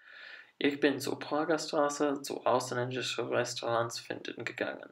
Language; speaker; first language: German; non-native, learner; English